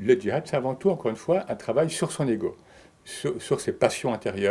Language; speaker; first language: French; native; French